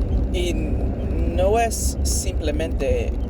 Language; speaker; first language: Spanish; early bilingual, heritage; English